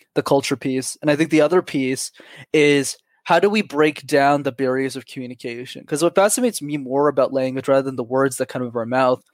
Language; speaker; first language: English; native; English